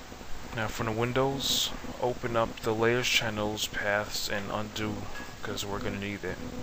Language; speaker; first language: English; native; English